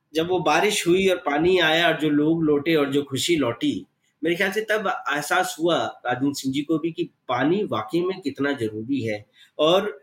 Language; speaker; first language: Hindi; native; Hindi